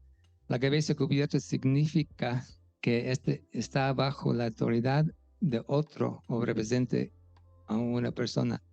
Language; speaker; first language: Spanish; non-native, fluent; English